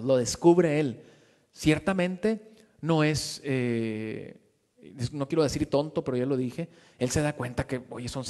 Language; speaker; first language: Spanish; native; Spanish